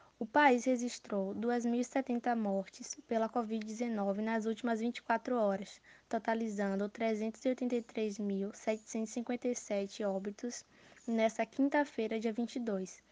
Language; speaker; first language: Portuguese; native; Portuguese